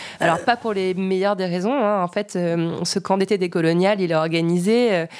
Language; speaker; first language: French; native; French